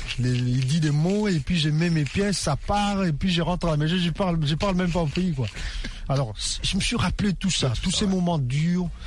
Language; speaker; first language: French; non-native, local second language; Lingala